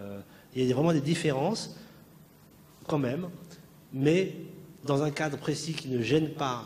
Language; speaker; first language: French; native; French